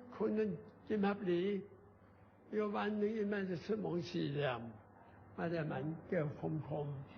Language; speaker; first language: Thai; non-native, learner; Chinese